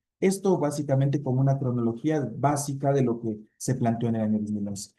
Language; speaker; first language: Spanish; native; Spanish